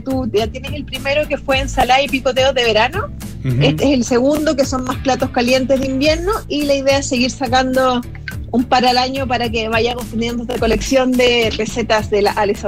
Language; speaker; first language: Spanish; native; Spanish